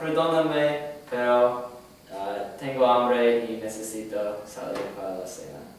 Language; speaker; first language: Spanish; non-native, learner; English